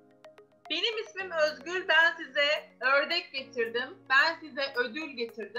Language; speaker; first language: Turkish; early bilingual, heritage; Turkish